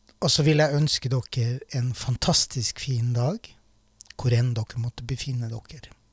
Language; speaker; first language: Norwegian; native; Norwegian